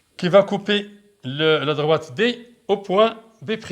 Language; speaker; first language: French; non-native, local second language; Arabic